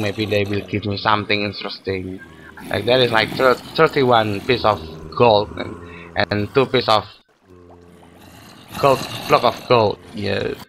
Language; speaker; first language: English; non-native, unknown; Indonesian